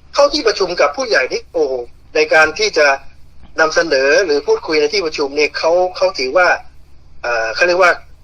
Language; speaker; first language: Thai; native; Thai